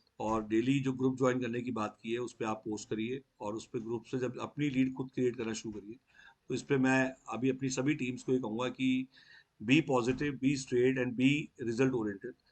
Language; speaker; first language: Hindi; native; Hindi